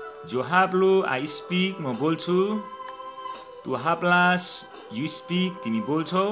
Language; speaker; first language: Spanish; non-native, learner; Nepali